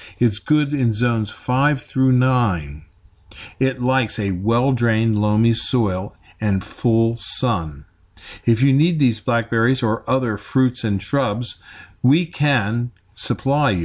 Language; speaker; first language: English; native; English